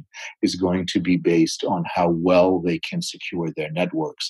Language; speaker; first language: English; native; English